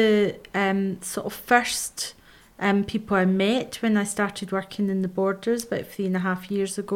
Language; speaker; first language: English; native; English